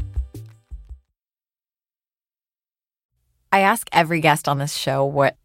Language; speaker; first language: English; non-native, local second language; Urdu